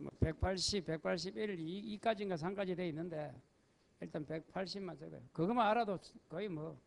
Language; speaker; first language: Korean; native; Korean